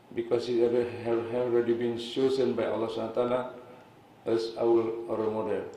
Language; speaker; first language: English; non-native, fluent; Indonesian